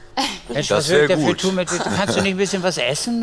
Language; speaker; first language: German; native; German